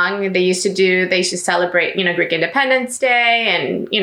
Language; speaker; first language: English; early bilingual, other home language; Greek